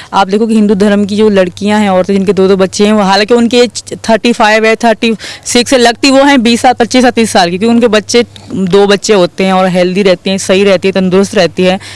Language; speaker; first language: Urdu; non-native, local second language; Sindhi